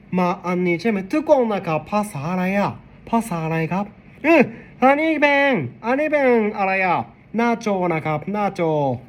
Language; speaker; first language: Thai; non-native, learner; Japanese